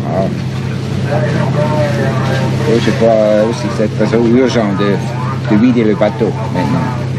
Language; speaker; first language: French; non-native, fluent; Swiss German